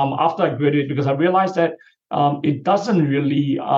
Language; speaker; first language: English; non-native, local second language; Chinese